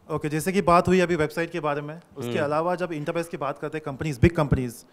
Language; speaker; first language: Hindi; non-native, local second language; Telugu